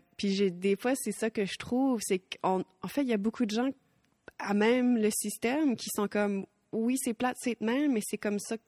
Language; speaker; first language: French; native; French